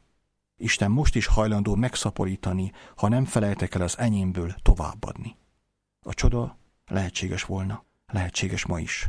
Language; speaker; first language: Hungarian; native; Hungarian